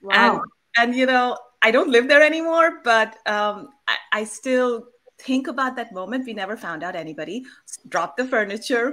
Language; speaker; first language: English; non-native, local second language; Bangla